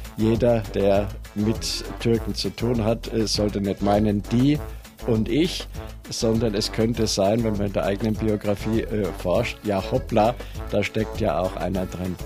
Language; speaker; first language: German; native; German